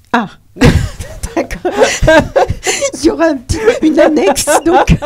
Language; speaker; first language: French; native; French